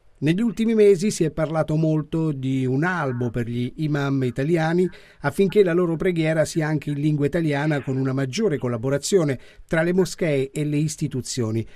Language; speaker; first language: Italian; native; Italian